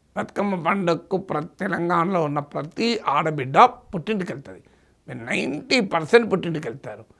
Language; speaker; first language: Telugu; native; Telugu